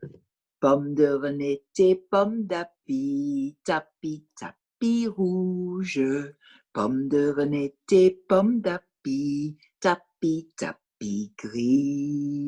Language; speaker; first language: French; non-native, fluent; English